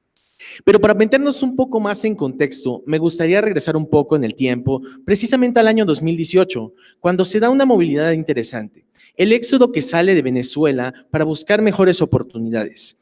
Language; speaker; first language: Spanish; native; Spanish